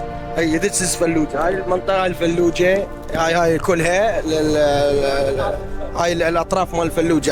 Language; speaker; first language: Arabic; native; Arabic